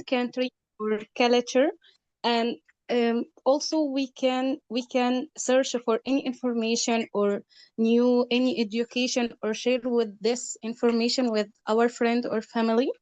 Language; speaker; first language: English; non-native, learner; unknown